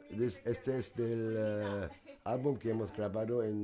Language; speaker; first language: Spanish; non-native, learner; German